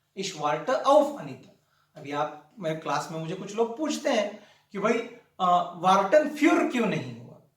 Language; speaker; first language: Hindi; non-native, local second language; Marathi